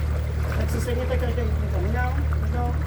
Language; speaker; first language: Czech; native; Czech